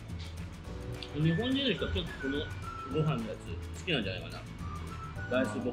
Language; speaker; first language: Japanese; native; Japanese